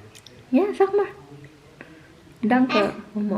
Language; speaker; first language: Dutch; non-native, learner; Filipino